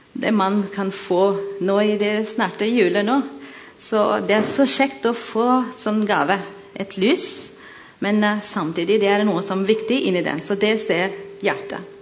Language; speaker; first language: Norwegian; non-native, learner; Malagasy